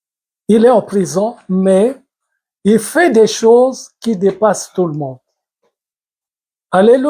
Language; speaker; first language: French; non-native, local second language; Lingala